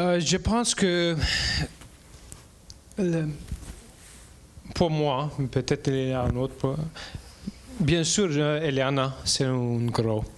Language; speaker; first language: French; non-native, learner; English